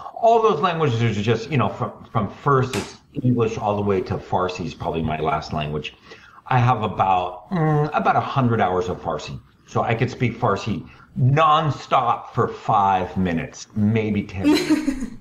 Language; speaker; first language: English; native; English